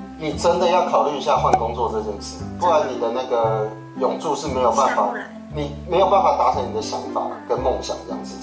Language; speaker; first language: Chinese; native; Chinese